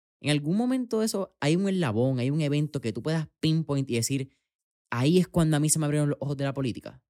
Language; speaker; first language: Spanish; native; Spanish